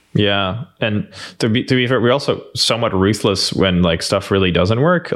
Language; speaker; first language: English; non-native, fluent; Dutch